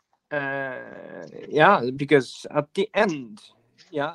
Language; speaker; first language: English; non-native, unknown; Japanese